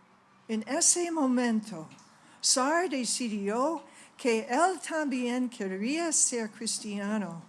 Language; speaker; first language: Spanish; non-native, fluent; English